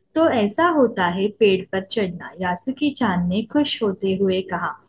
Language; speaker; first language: Hindi; non-native, local second language; Telugu